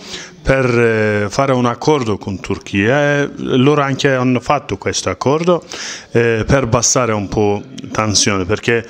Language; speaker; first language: Italian; non-native, learner; Kurdish